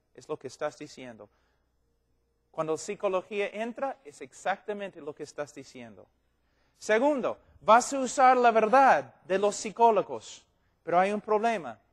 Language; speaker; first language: Spanish; non-native, fluent; English